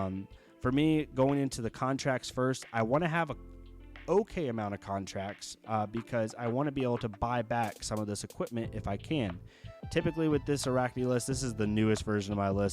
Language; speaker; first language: English; native; English